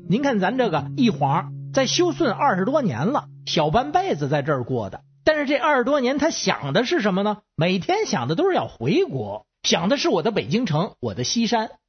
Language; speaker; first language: Chinese; native; Chinese